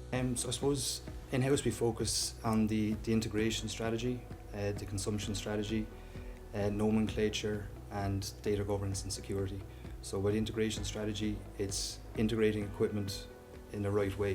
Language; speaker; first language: English; native; English